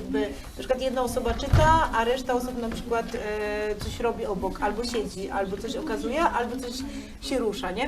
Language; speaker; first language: Polish; native; Polish